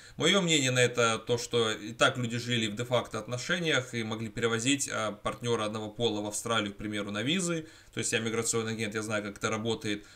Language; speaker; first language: Russian; native; Russian